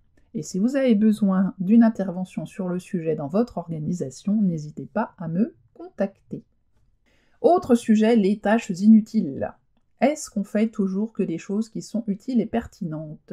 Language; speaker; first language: French; native; French